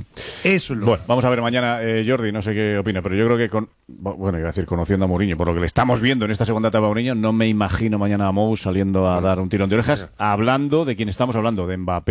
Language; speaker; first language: Spanish; native; Spanish